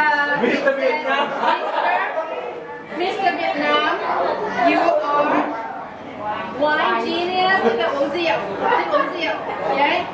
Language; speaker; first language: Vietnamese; early bilingual, heritage; Vietnamese